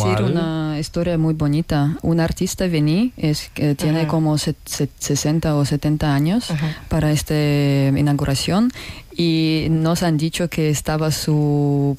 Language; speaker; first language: Spanish; non-native, learner; Russian